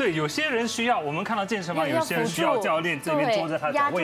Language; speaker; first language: Chinese; native; Chinese